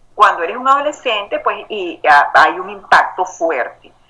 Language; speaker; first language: Spanish; native; Spanish